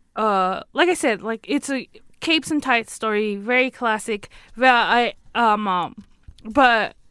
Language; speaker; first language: English; native; English